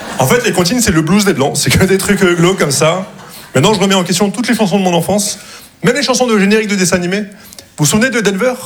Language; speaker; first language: French; early bilingual, other home language; Arabic